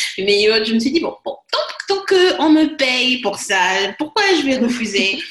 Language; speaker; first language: French; non-native, local second language; Lingala